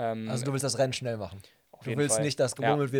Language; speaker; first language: German; native; German